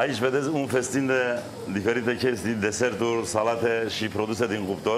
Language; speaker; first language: Romanian; non-native, fluent; Turkish